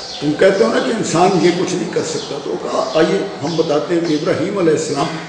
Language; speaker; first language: Urdu; non-native, local second language; Punjabi